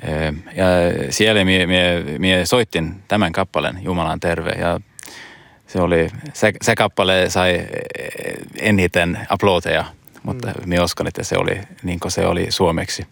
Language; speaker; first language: Finnish; non-native, learner; Swedish